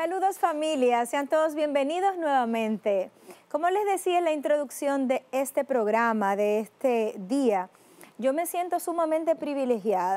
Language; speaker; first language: Spanish; native; Spanish